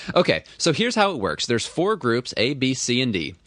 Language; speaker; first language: English; early bilingual, other home language; Filipino